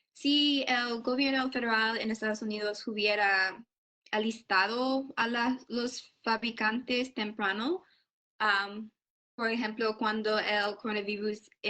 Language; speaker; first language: Spanish; non-native, learner; English